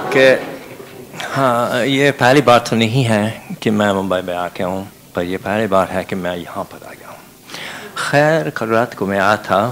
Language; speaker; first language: Hindi; non-native, fluent; English